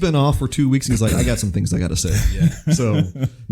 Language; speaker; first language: English; native; English